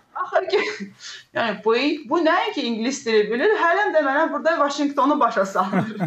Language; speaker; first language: Azerbaijani; non-native, local second language; Russian